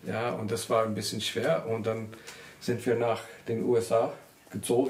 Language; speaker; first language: German; non-native, learner; English